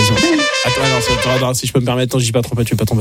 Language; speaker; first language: French; native; French